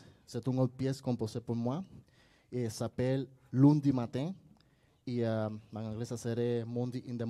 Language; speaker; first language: French; non-native, learner; Spanish